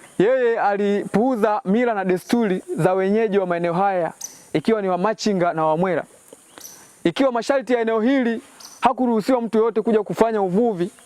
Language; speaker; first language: Swahili; non-native, local second language; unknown